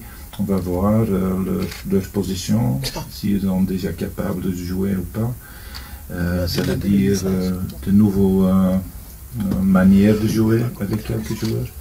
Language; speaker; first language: French; non-native, local second language; Dutch